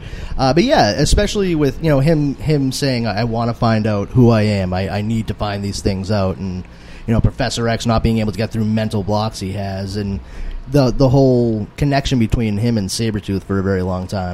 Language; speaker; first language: English; native; English